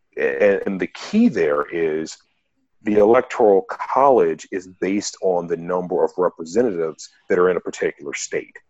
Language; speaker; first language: English; native; English